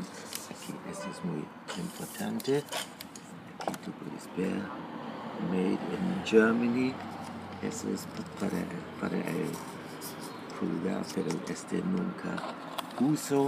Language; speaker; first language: Spanish; non-native, fluent; German